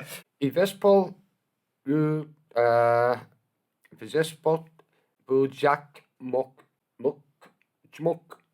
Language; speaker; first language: Polish; non-native, learner; English